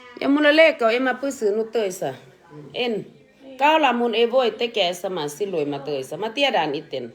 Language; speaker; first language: Finnish; non-native, learner; Thai